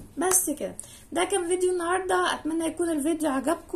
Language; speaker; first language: Arabic; native; Arabic